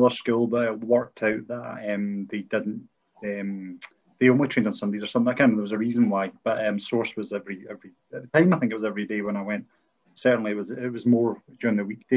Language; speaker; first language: English; native; English